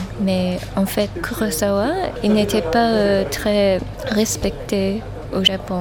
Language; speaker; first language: French; non-native, fluent; English